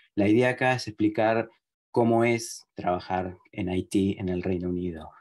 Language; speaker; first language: Spanish; native; Spanish